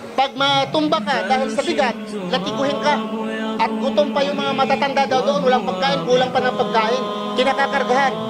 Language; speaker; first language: Filipino; non-native, local second language; Cebuano